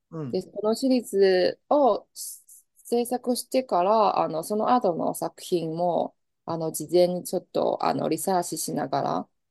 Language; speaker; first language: Japanese; non-native, fluent; Chinese